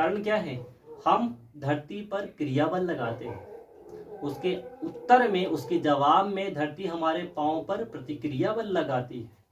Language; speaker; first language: Hindi; native; Hindi